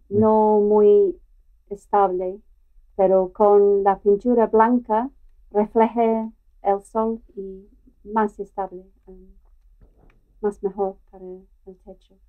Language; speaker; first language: Spanish; non-native, learner; English